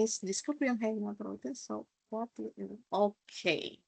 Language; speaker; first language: English; non-native, learner; Indonesian